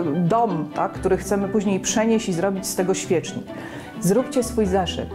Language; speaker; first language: Polish; native; Polish